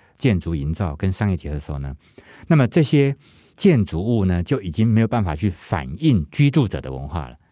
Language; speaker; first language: Chinese; non-native, local second language; Hakka Chinese